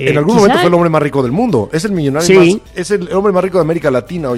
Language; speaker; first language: Spanish; native; Spanish